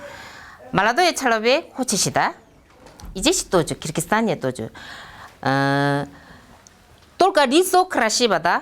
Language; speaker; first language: Russian; non-native, learner; Korean